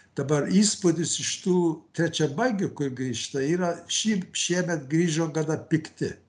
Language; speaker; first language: Lithuanian; early bilingual, heritage; Lithuanian